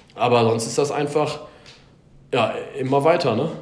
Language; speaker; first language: German; native; German